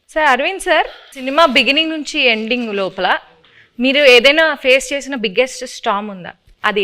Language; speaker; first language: Telugu; native; Telugu